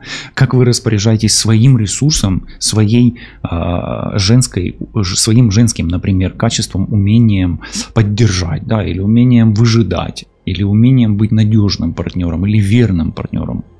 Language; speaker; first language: Russian; non-native, local second language; Ukrainian